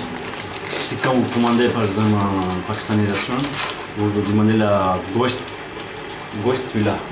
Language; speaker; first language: French; non-native, learner; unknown